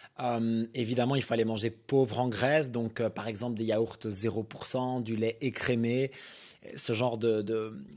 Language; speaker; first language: French; native; French